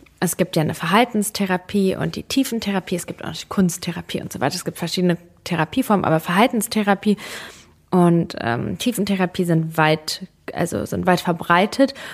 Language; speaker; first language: German; early bilingual, other home language; Serbian